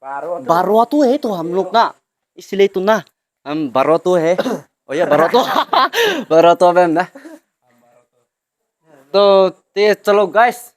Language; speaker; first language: Hindi; non-native, local second language; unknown